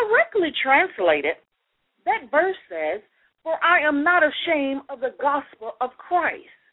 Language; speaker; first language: English; native; English